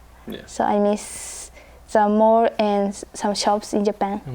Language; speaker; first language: English; non-native, learner; Japanese